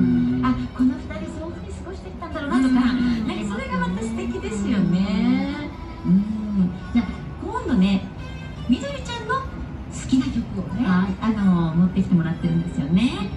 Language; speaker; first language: Japanese; native; Japanese